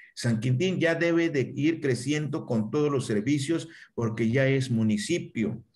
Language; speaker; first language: Spanish; non-native, local second language; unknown